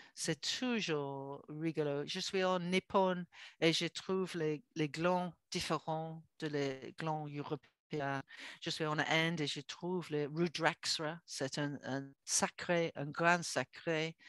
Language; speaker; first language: French; non-native, learner; English